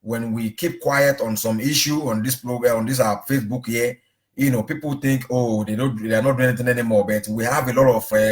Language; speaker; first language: English; non-native, local second language; Yoruba